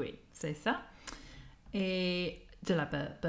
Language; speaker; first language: French; non-native, learner; English